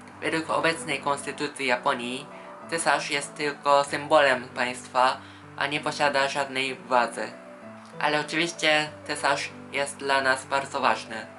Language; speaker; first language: Polish; non-native, fluent; Japanese